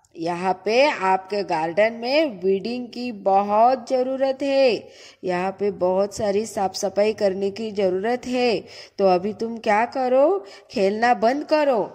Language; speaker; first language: Hindi; non-native, local second language; Marathi